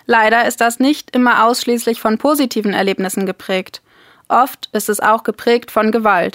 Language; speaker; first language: German; native; German